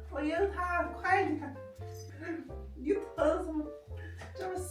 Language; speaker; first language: Chinese; non-native, learner; English